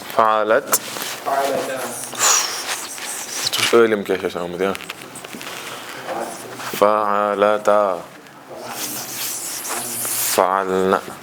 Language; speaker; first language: Arabic; non-native, fluent; Kashmiri